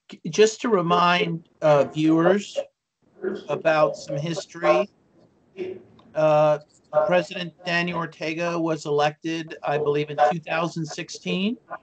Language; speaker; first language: English; native; English